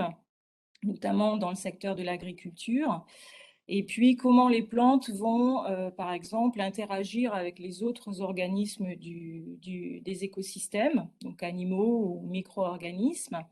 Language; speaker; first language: French; native; French